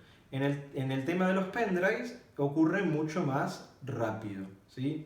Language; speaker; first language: Spanish; native; Spanish